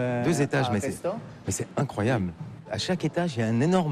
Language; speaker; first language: French; native; French